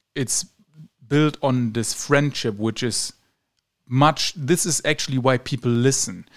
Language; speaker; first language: English; non-native, fluent; German